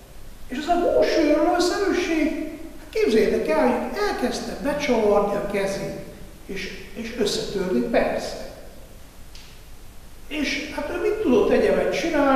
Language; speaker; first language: Hungarian; non-native, fluent; Italian